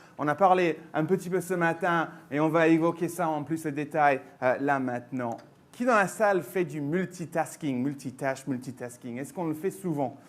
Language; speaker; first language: French; non-native, fluent; English